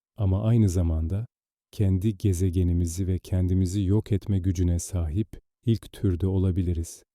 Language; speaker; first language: Turkish; native; Turkish